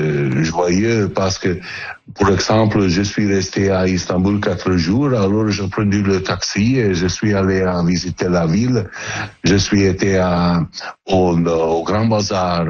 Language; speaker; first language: French; non-native, learner; Italian